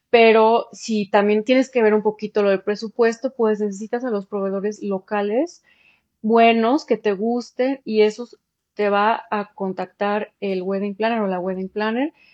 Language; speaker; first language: Spanish; early bilingual, heritage; Spanish